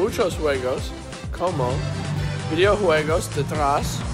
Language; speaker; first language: Spanish; non-native, learner; English